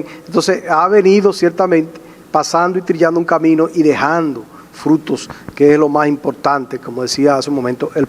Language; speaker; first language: Spanish; native; Spanish